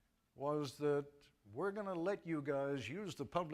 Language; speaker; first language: English; native; English